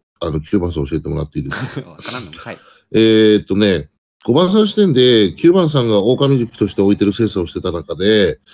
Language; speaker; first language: Japanese; native; Japanese